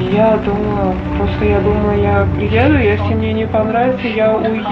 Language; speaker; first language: Russian; non-native, learner; Uzbek